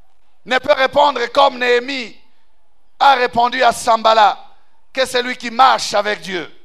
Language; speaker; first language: French; non-native, local second language; Swahili